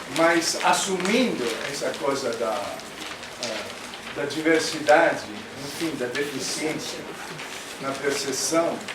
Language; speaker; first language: Portuguese; non-native, fluent; Italian